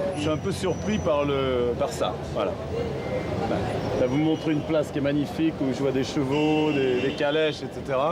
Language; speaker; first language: French; native; French